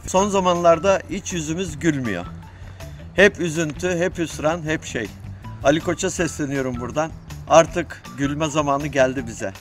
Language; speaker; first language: Turkish; native; Turkish